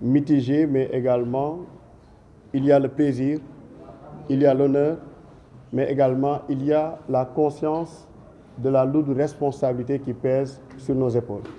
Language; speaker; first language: French; non-native, local second language; Wolof